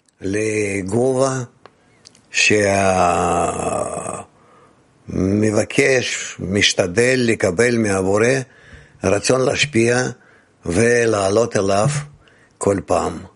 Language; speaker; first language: Hebrew; non-native, fluent; Russian